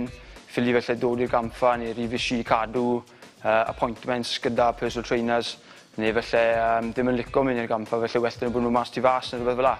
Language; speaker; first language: Welsh; native; Welsh